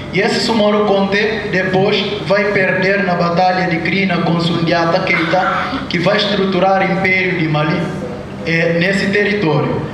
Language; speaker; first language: Portuguese; non-native, local second language; Upper Guinea Crioulo